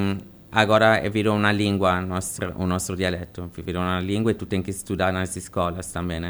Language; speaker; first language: Portuguese; non-native, fluent; Italian